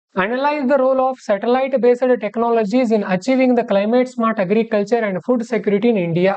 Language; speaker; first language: English; non-native, local second language; Kannada